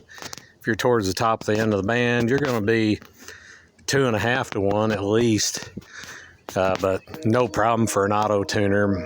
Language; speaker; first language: English; native; English